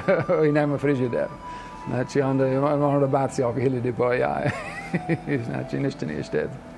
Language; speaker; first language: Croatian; non-native, fluent; English